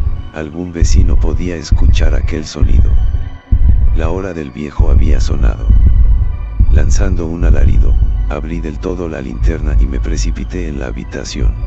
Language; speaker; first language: Spanish; native; Spanish